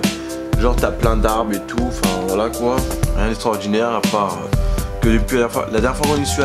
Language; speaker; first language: French; native; French